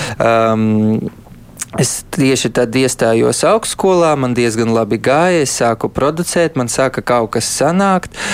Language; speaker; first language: Latvian; early bilingual, heritage; Latvian